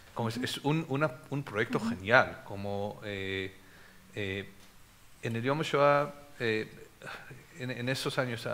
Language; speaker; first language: Spanish; non-native, fluent; Hebrew